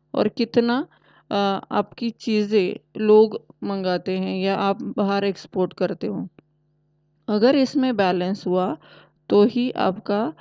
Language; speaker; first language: Hindi; non-native, local second language; Marathi